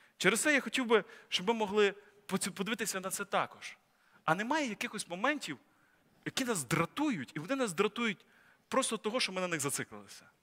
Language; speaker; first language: Ukrainian; native; Ukrainian